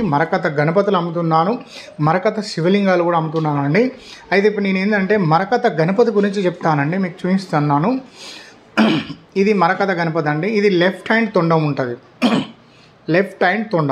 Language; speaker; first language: Telugu; native; Telugu